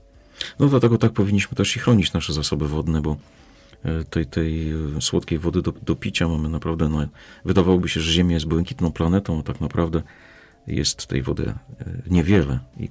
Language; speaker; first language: Polish; native; Polish